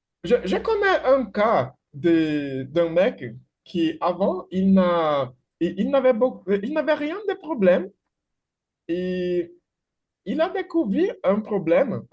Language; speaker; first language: French; non-native, fluent; Portuguese